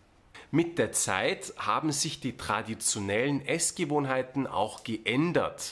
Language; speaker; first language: German; non-native, fluent; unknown